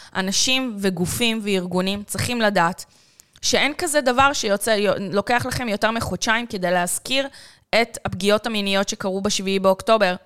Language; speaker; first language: Hebrew; native; Hebrew